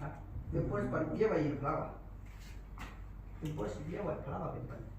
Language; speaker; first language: Russian; non-native, learner; Chinese